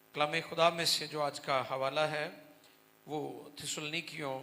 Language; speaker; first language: Hindi; non-native, local second language; Punjabi